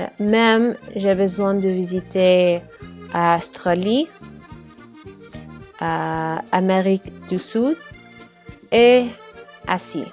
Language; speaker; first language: French; non-native, learner; Arabic